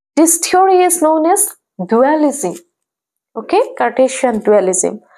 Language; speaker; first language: English; non-native, local second language; Assamese